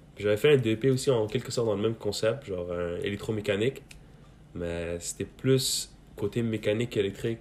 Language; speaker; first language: French; early bilingual, other home language; Persian